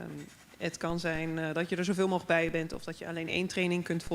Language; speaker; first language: Dutch; native; Dutch